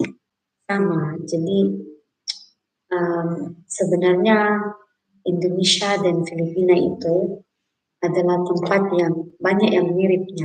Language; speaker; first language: Indonesian; non-native, fluent; Filipino